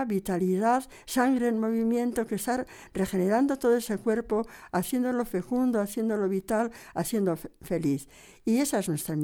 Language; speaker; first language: Spanish; native; Spanish